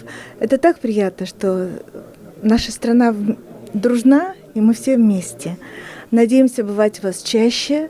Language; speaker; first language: Russian; native; Russian